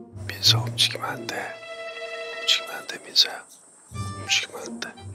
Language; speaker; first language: Korean; native; Korean